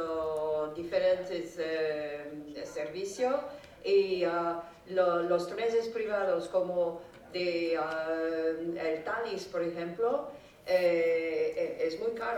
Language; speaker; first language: Spanish; non-native, fluent; French